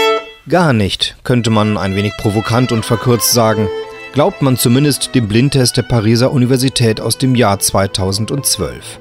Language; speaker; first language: German; native; German